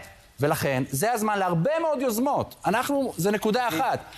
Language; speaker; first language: Hebrew; native; Hebrew